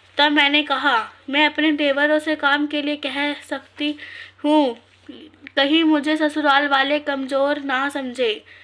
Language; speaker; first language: Hindi; native; Hindi